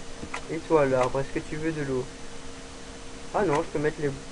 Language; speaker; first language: French; native; French